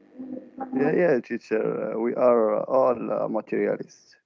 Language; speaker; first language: English; non-native, learner; Arabic